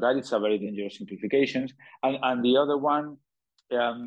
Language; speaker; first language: English; non-native, fluent; Spanish